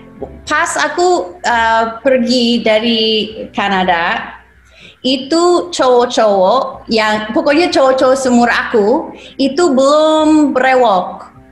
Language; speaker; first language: Indonesian; non-native, fluent; English